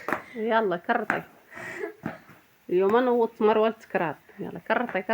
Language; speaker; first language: Arabic; native; Arabic